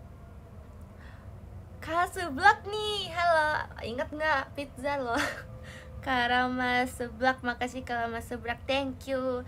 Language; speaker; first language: Indonesian; native; Indonesian